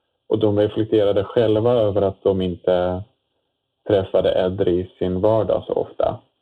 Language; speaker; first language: Swedish; non-native, fluent; Dutch